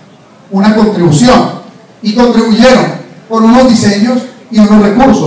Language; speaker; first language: Spanish; native; Spanish